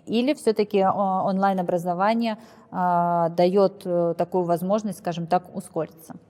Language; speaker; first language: Russian; native; Russian